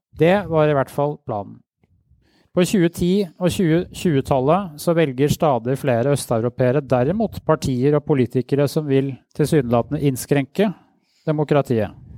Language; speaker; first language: Norwegian; native; Norwegian